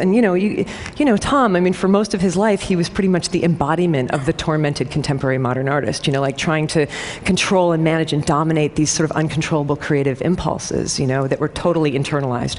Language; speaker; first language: English; native; English